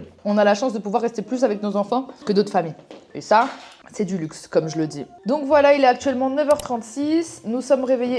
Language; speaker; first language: French; native; French